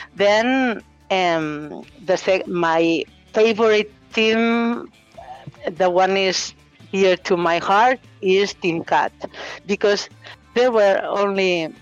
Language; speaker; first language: English; non-native, fluent; Catalan